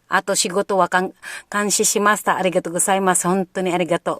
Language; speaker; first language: Japanese; non-native, learner; Filipino